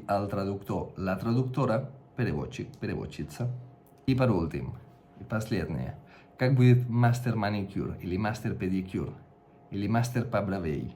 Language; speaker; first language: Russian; non-native, fluent; Catalan